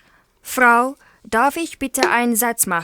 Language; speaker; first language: German; non-native, learner; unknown